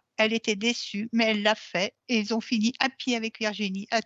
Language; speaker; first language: French; native; French